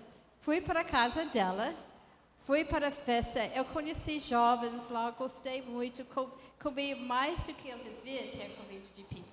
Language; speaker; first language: Portuguese; non-native, fluent; English